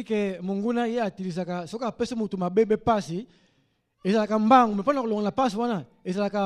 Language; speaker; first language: German; non-native, learner; Lingala